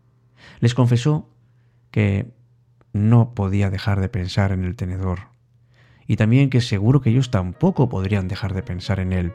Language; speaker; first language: Spanish; native; Spanish